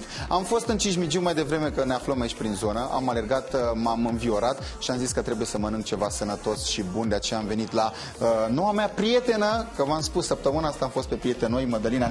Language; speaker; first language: Romanian; native; Romanian